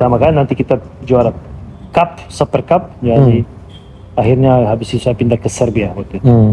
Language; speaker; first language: Indonesian; non-native, fluent; Serbian